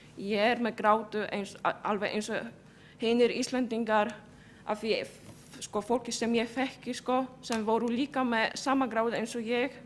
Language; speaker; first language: Icelandic; non-native, fluent; Polish